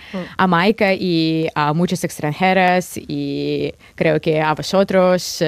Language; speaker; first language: Spanish; non-native, fluent; Russian